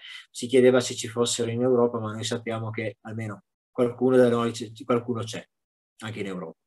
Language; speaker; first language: Italian; native; Italian